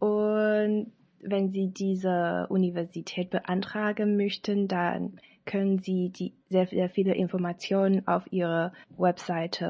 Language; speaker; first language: German; non-native, learner; Chinese